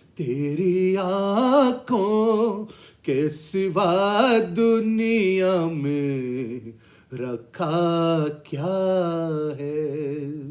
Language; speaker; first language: Hindi; non-native, local second language; Tamil